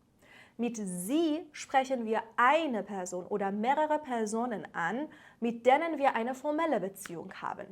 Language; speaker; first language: German; non-native, fluent; Persian